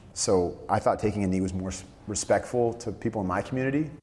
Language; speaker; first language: English; native; English